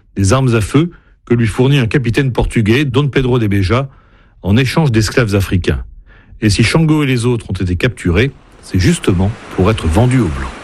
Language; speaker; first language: French; native; French